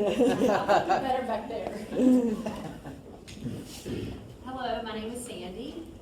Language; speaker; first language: English; native; English